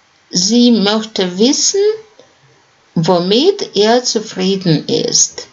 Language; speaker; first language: German; non-native, fluent; Russian